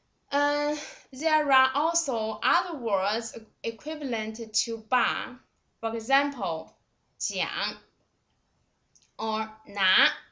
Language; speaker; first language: English; non-native, fluent; Chinese